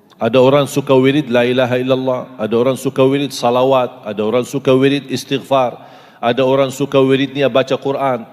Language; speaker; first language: Malay; non-native, fluent; Arabic